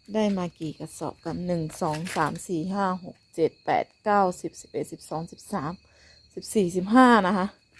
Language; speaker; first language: Thai; non-native, local second language; Akha